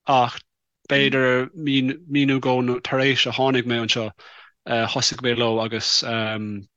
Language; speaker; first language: Irish; non-native, local second language; English